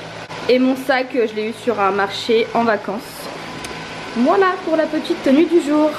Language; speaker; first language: French; native; French